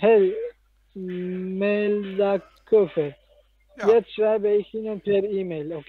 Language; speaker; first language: German; non-native, learner; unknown